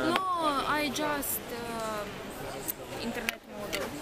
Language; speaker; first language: English; non-native, learner; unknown